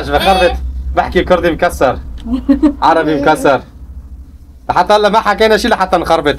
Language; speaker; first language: Arabic; non-native, local second language; Kurdish